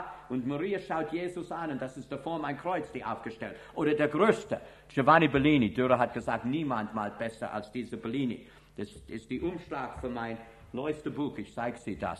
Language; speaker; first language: German; non-native, fluent; English